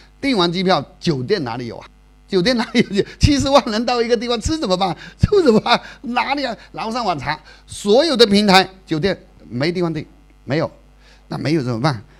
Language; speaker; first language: Chinese; native; Chinese